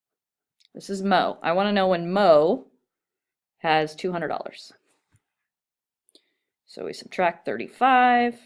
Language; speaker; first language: English; native; English